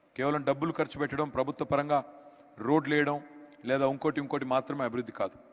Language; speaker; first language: Telugu; native; Telugu